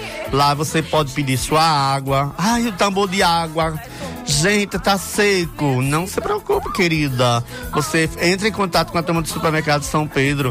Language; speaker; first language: Portuguese; native; Portuguese